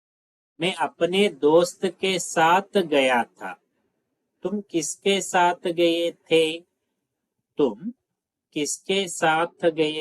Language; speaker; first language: Hindi; non-native, local second language; Telugu